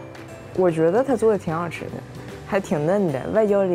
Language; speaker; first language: Chinese; native; Chinese